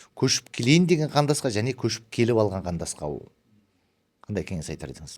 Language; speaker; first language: Kazakh; early bilingual, heritage; Kazakh